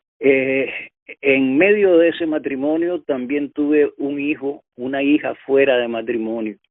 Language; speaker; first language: Spanish; native; Spanish